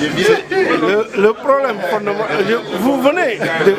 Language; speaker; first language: French; non-native, local second language; Wolof